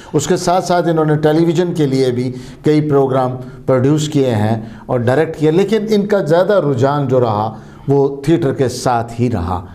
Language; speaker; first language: Hindi; non-native, local second language; Kashmiri